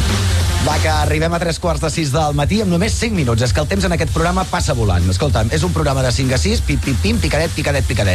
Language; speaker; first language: Catalan; native; Catalan